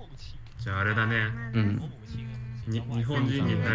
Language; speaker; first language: Japanese; native; Japanese